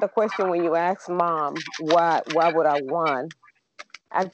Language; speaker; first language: English; early bilingual, other home language; Spanish